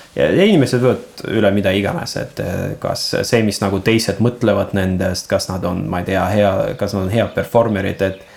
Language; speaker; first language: Estonian; non-native, local second language; Russian